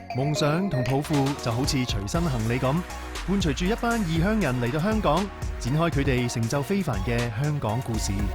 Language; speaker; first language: Cantonese; native; Cantonese